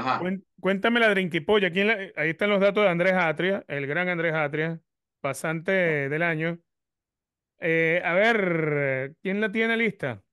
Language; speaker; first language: Spanish; native; Spanish